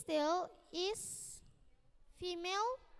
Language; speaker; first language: English; non-native, learner; Indonesian